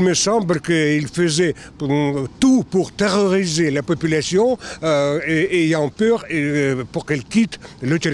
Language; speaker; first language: French; non-native, fluent; Russian